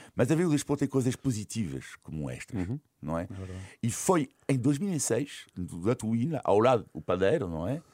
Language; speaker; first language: Portuguese; non-native, fluent; French